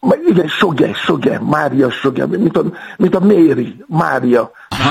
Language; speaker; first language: Hungarian; non-native, learner; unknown